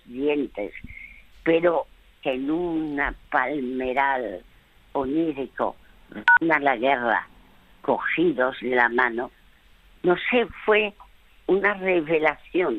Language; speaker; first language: Spanish; non-native, fluent; French